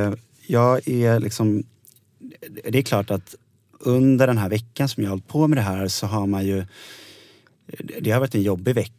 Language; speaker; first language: Swedish; native; Swedish